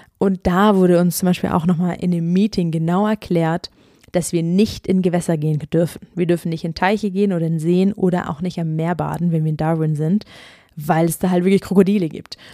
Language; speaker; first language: German; native; German